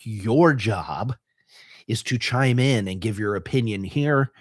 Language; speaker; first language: English; native; English